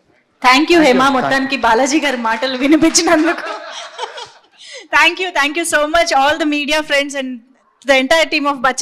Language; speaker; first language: Telugu; native; Telugu